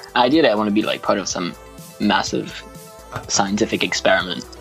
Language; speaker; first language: English; non-native, fluent; French